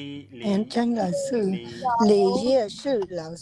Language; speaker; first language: Chinese; non-native, learner; Khmer